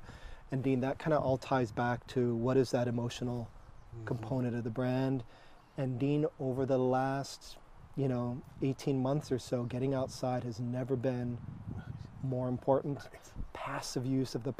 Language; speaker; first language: English; native; English